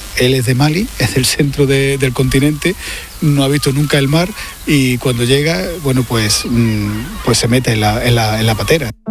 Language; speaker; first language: Spanish; native; Spanish